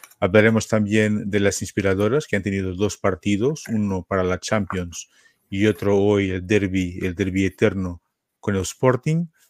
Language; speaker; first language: Spanish; non-native, fluent; Portuguese